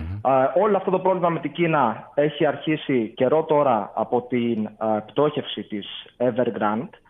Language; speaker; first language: Greek; native; Greek